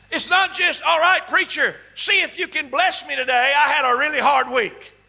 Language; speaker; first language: English; native; English